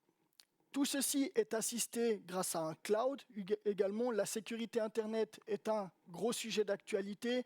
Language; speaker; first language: French; native; French